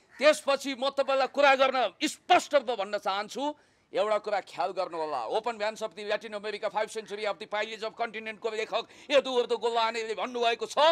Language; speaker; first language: Nepali; native; Nepali